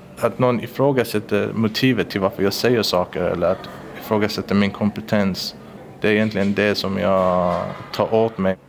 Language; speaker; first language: Swedish; early bilingual, other home language; Persian